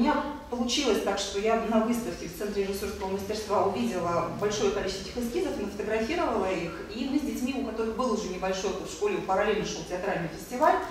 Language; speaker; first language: Russian; native; Russian